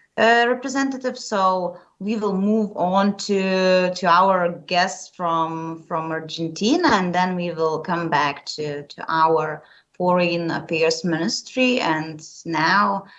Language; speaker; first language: English; non-native, fluent; Lithuanian